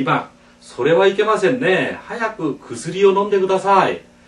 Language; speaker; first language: Japanese; non-native, fluent; Korean